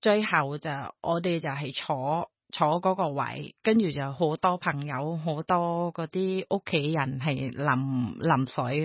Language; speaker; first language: Cantonese; non-native, fluent; Thai